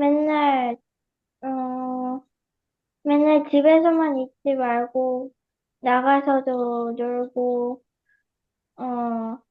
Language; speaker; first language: Korean; early bilingual, heritage; Korean